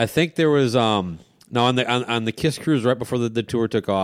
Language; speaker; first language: English; native; English